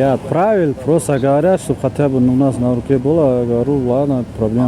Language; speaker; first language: Russian; non-native, local second language; Tajik